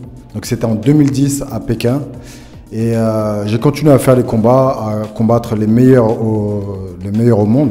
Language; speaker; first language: French; early bilingual, other home language; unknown